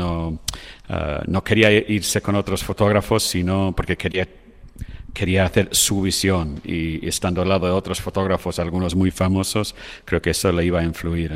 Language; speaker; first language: Spanish; non-native, fluent; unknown